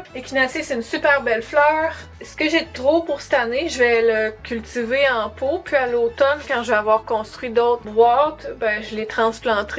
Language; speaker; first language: French; native; French